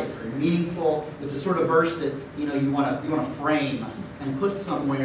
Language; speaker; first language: English; native; English